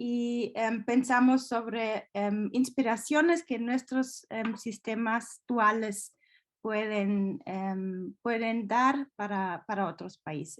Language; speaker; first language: Spanish; non-native, fluent; German